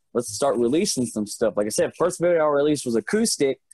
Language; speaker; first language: English; native; English